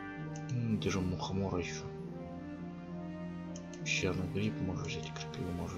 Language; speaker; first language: Russian; native; Russian